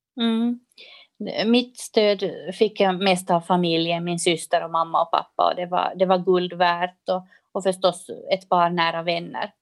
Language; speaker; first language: Swedish; native; Swedish